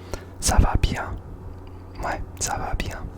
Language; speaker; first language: French; non-native, learner; English